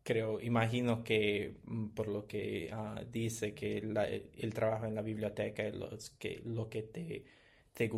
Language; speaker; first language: Spanish; non-native, learner; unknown